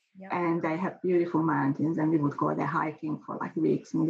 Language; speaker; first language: English; non-native, fluent; Hungarian